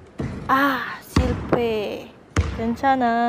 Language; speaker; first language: Korean; non-native, learner; Indonesian